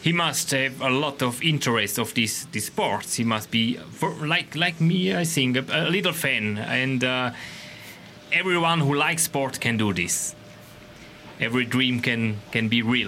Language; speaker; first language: English; non-native, learner; Romansh